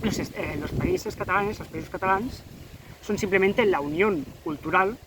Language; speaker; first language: Spanish; native; Spanish